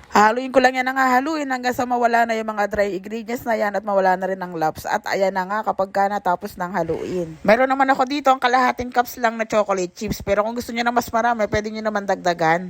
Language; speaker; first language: Filipino; native; Filipino